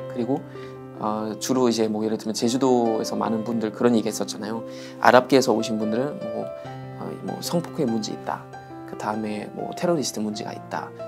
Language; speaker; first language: Korean; non-native, fluent; German